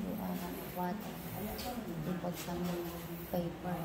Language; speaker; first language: English; non-native, local second language; Filipino